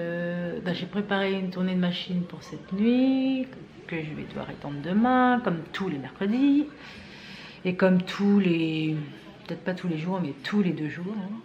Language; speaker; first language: French; native; French